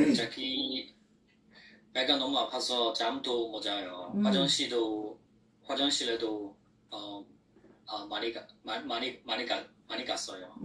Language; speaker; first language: Korean; non-native, learner; Chinese